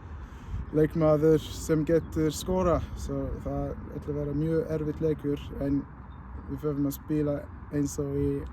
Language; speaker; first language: Icelandic; non-native, learner; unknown